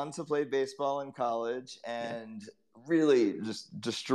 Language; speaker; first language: English; native; English